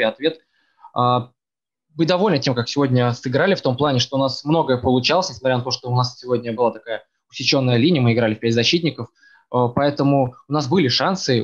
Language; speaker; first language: Russian; native; Russian